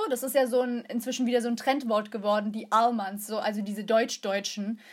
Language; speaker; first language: German; early bilingual, other home language; Turkish